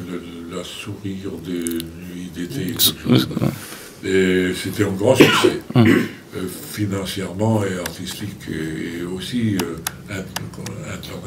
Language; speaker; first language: French; non-native, fluent; Swedish